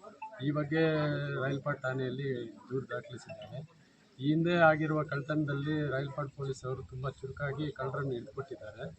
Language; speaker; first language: Kannada; native; Kannada